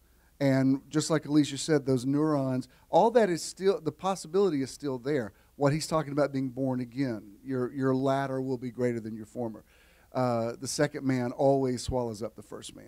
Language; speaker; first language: English; native; English